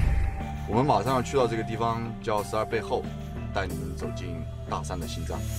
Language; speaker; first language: Chinese; native; Chinese